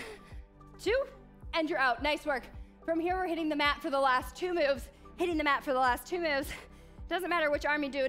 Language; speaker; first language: English; native; English